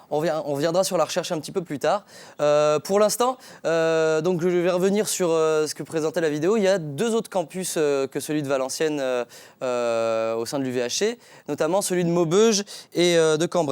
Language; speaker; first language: French; native; French